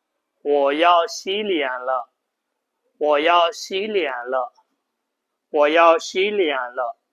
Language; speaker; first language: Chinese; non-native, fluent; Burmese